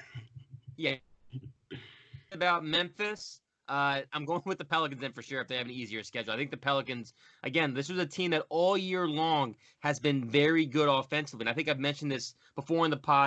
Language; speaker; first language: English; native; English